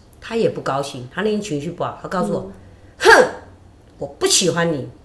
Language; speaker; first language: Chinese; native; Chinese